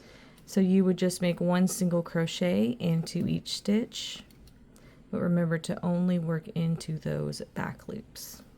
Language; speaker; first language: English; native; English